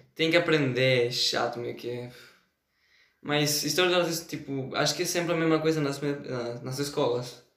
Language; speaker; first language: Portuguese; non-native, fluent; Spanish